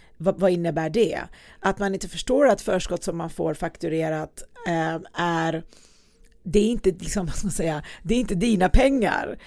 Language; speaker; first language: Swedish; early bilingual, other home language; Persian